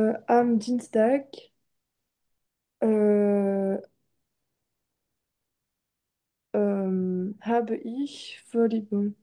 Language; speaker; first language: German; non-native, learner; French